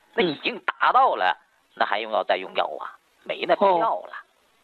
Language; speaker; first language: Chinese; native; Chinese